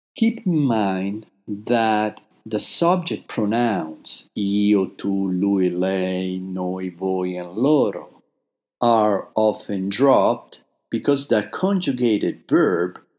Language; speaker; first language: English; non-native, fluent; Italian